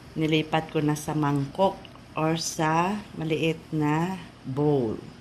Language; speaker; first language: Filipino; non-native, local second language; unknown